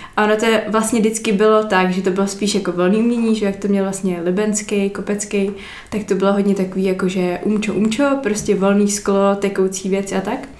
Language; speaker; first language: Czech; native; Czech